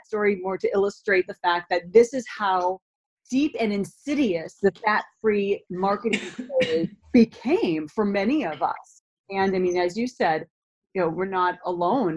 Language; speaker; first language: English; native; English